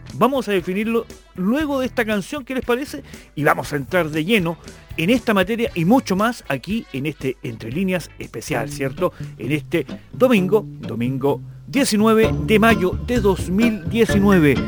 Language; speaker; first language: Spanish; native; Spanish